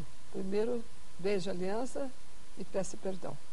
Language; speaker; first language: Portuguese; native; Portuguese